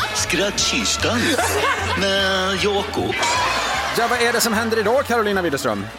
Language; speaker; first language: Swedish; native; Swedish